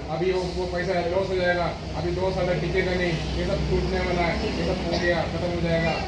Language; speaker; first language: Hindi; non-native, local second language; Malayalam